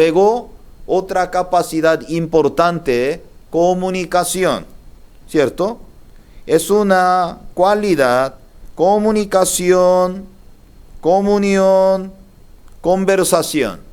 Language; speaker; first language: Spanish; non-native, learner; Korean